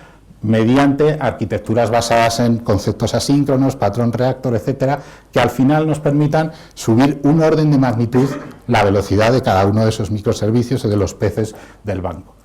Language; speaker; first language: Spanish; native; Spanish